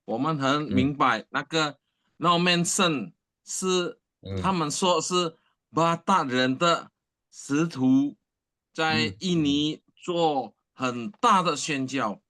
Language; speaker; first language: Chinese; early bilingual, heritage; Chinese